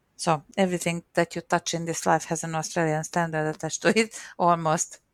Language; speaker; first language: English; non-native, fluent; Hungarian